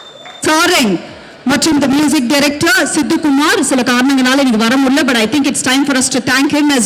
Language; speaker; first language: Tamil; native; Tamil